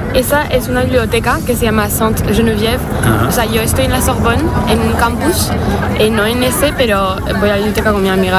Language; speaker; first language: Spanish; non-native, fluent; French